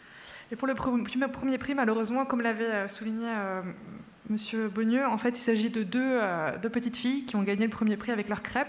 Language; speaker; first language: French; native; French